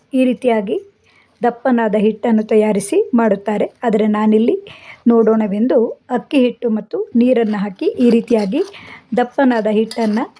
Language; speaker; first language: Kannada; non-native, local second language; Konkani